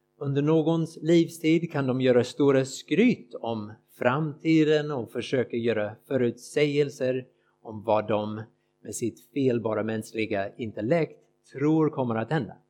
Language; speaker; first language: Swedish; non-native, fluent; English